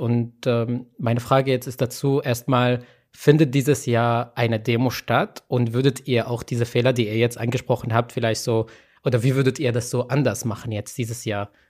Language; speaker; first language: German; native; German